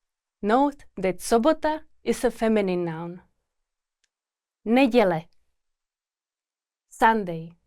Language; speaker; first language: English; non-native, fluent; Czech